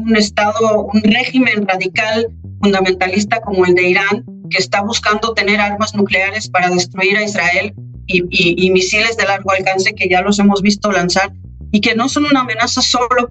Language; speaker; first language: Spanish; non-native, fluent; Hebrew